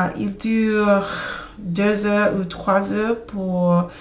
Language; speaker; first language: French; non-native, learner; English